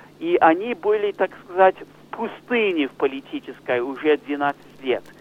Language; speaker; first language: Russian; non-native, fluent; English